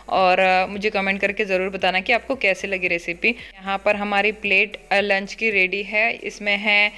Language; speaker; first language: Hindi; non-native, local second language; Marathi